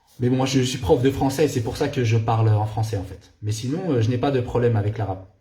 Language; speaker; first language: French; non-native, local second language; Arabic